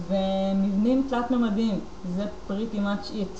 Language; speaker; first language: Hebrew; native; Hebrew